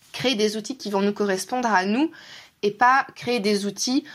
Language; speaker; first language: French; native; French